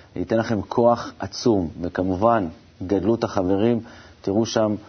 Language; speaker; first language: Hebrew; native; Hebrew